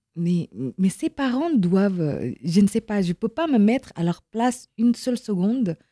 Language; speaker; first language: French; non-native, fluent; Indonesian